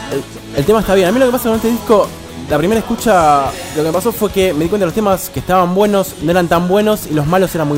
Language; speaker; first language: Spanish; native; Spanish